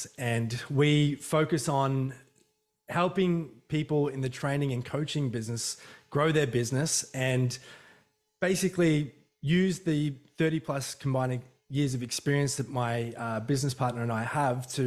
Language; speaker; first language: English; native; English